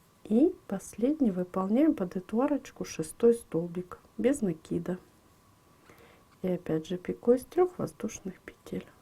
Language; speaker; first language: Russian; native; Russian